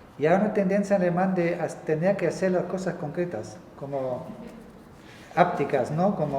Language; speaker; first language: Spanish; non-native, fluent; German